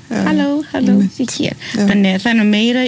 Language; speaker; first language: Icelandic; early bilingual, other home language; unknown